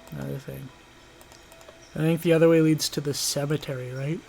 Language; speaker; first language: English; native; English